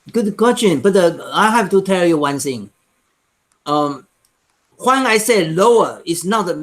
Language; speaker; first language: English; non-native, learner; Chinese